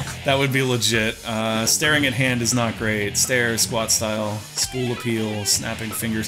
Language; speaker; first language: English; native; English